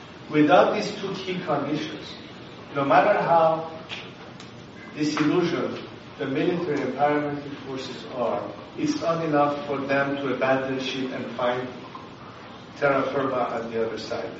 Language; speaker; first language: English; non-native, fluent; Persian